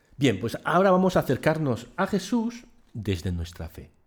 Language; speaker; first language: Spanish; native; Spanish